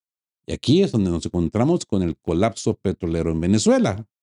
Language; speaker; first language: Spanish; native; Spanish